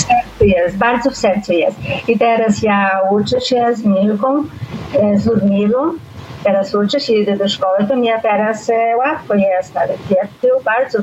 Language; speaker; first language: Polish; early bilingual, heritage; Portuguese